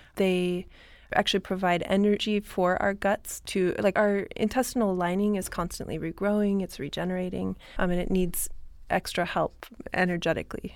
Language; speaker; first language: English; native; English